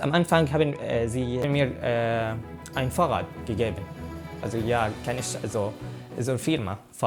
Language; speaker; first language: German; non-native, learner; Arabic